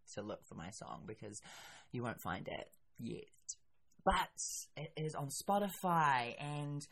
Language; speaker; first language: English; native; English